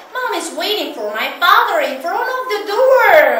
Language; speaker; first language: English; non-native, fluent; Korean